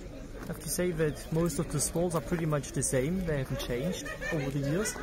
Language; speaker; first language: English; non-native, fluent; German